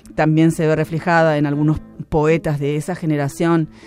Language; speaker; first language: Spanish; native; Spanish